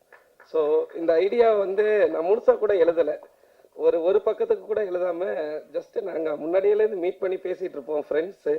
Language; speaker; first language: Tamil; native; Tamil